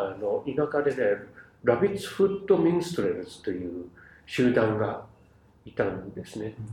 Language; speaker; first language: Japanese; non-native, fluent; English